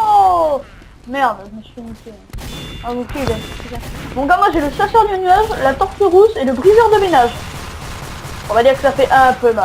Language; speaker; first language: French; native; French